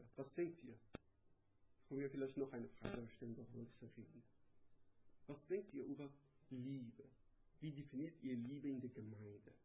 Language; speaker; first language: German; non-native, learner; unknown